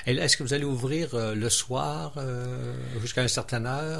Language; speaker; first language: French; native; French